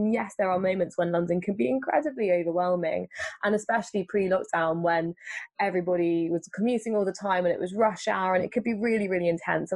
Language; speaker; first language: English; native; English